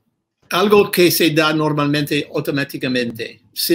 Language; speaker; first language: Spanish; non-native, fluent; English